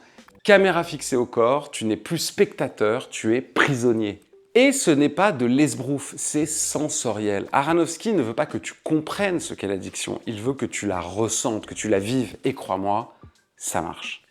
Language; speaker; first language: French; native; French